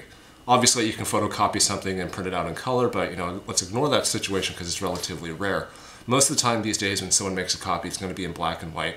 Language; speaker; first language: English; native; English